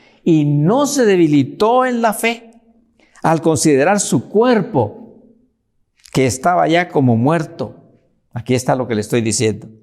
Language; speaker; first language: Spanish; native; Spanish